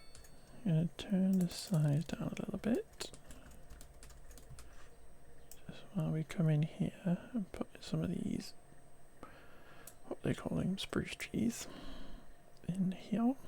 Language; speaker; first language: English; native; English